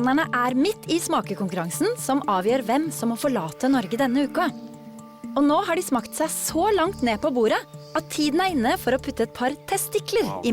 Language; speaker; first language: Norwegian; native; Norwegian